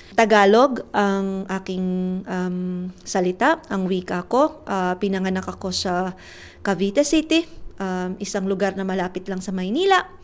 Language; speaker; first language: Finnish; non-native, fluent; Filipino